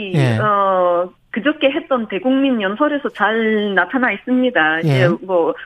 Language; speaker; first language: Korean; non-native, fluent; Ukrainian